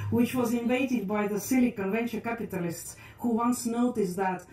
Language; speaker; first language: English; non-native, fluent; Estonian